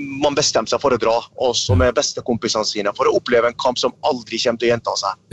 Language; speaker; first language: Norwegian; early bilingual, other home language; Arabic